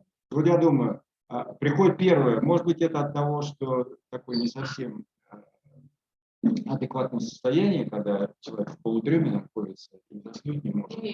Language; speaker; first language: Russian; native; Russian